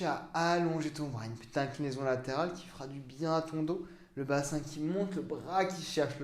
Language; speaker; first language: French; native; French